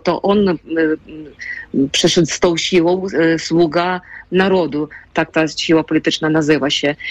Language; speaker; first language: Polish; non-native, fluent; Ukrainian